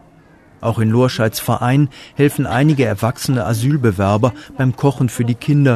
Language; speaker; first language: German; native; German